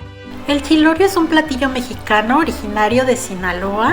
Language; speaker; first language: Spanish; native; Spanish